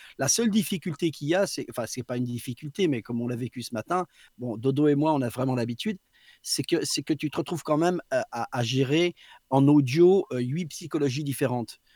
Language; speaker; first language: French; native; French